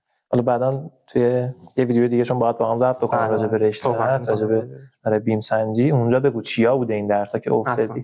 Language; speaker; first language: Persian; native; Persian